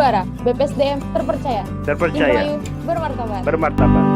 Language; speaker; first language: Indonesian; native; Indonesian